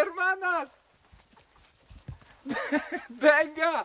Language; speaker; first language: Spanish; non-native, learner; French